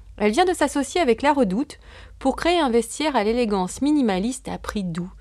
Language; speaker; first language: French; native; French